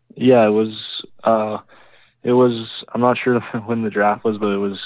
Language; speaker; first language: English; native; English